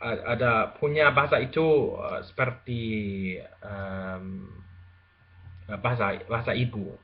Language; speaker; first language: Indonesian; non-native, learner; Spanish